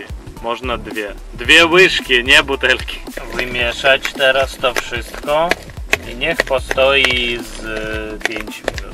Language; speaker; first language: Polish; non-native, fluent; Ukrainian